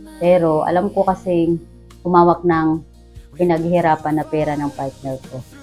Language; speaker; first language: Filipino; native; Filipino